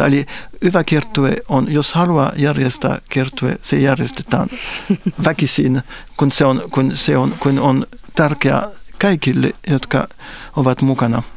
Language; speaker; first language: Finnish; non-native, fluent; French